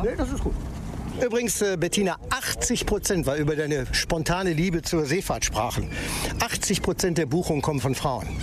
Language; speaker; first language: German; native; German